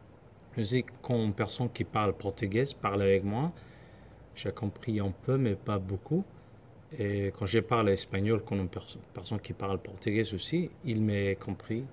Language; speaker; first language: French; non-native, learner; Somali